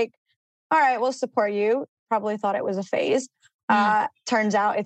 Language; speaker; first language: English; early bilingual, other home language; Spanish